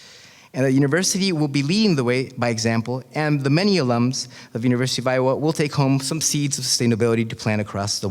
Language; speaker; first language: English; non-native, fluent; Spanish